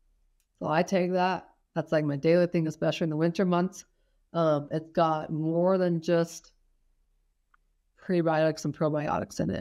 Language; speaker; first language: English; native; English